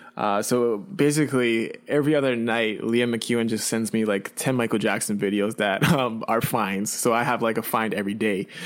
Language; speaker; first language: English; early bilingual, other home language; Chinese